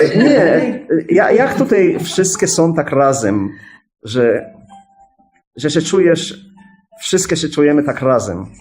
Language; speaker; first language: Polish; non-native, learner; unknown